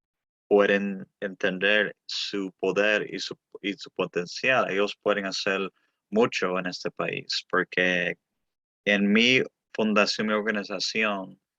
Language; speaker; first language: Spanish; early bilingual, heritage; Spanish